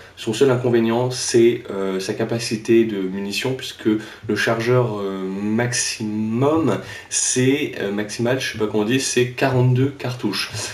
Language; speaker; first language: French; native; French